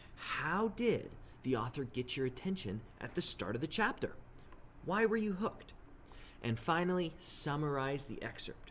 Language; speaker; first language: English; native; English